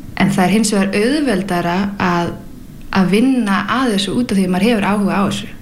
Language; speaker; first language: Icelandic; early bilingual, heritage; Icelandic